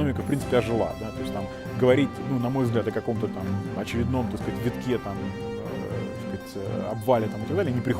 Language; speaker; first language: Russian; native; Russian